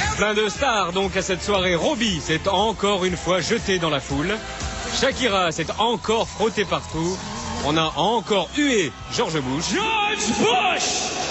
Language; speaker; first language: French; native; French